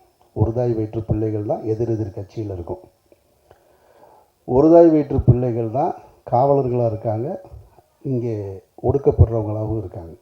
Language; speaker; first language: Tamil; native; Tamil